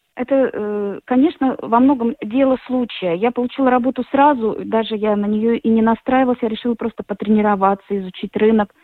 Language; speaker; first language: Russian; native; Russian